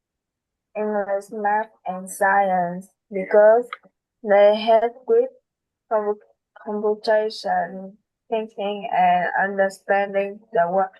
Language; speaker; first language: English; non-native, learner; Vietnamese